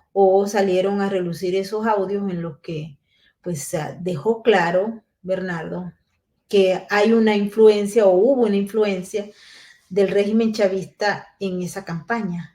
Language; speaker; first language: Spanish; native; Spanish